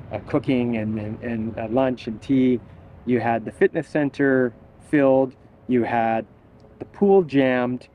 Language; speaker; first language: English; native; English